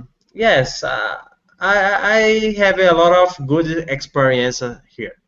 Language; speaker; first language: English; non-native, learner; Portuguese